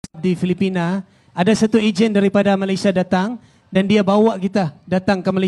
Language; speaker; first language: Indonesian; non-native, fluent; Filipino